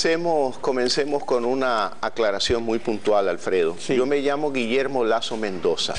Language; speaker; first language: Spanish; native; Spanish